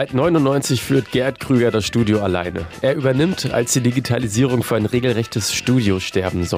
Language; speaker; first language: German; native; German